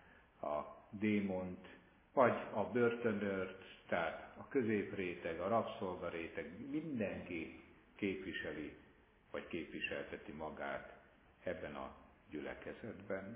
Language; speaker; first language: Hungarian; native; Hungarian